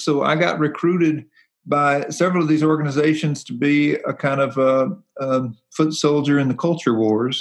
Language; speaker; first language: English; native; English